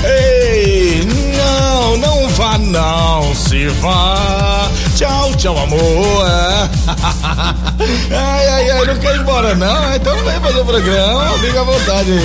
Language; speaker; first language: Portuguese; native; Portuguese